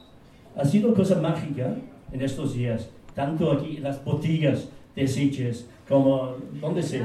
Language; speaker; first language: Spanish; non-native, fluent; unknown